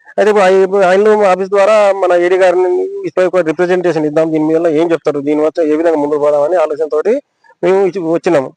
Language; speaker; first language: Telugu; native; Telugu